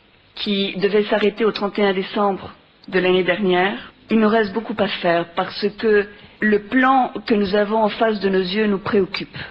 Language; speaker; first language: French; non-native, fluent; Spanish